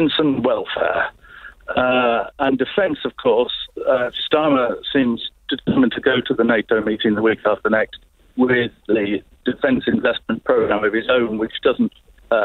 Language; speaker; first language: English; native; English